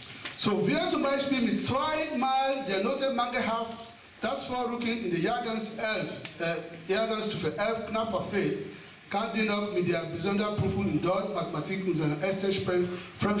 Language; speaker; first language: German; non-native, fluent; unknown